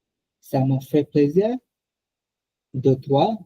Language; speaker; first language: French; non-native, learner; Bangla